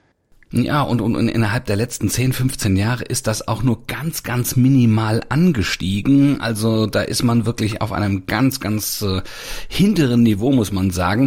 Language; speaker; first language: German; native; German